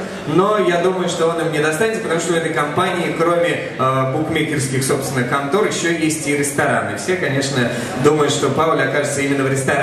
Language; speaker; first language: Russian; native; Russian